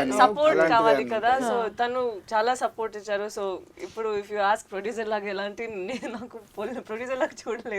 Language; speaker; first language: Telugu; non-native, local second language; Tamil